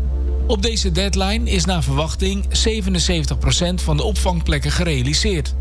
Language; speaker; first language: Dutch; native; Dutch